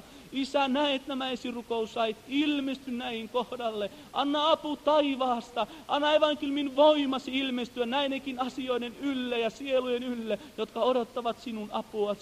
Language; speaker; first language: Finnish; native; Finnish